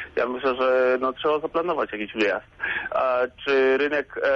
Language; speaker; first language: Polish; non-native, fluent; Spanish